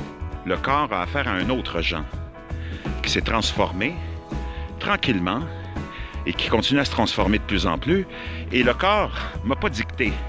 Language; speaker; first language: French; native; French